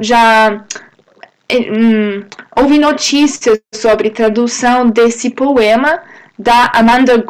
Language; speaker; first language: Portuguese; non-native, fluent; English